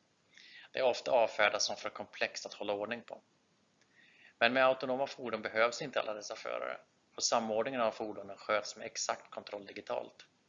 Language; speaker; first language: Swedish; native; Swedish